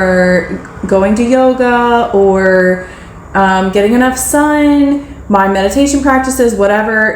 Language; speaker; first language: English; native; English